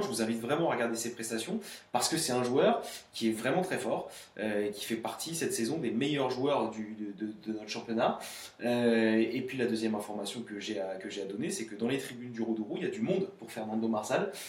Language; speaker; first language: French; native; French